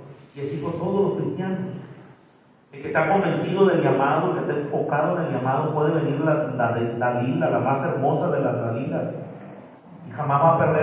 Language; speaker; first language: Spanish; native; Spanish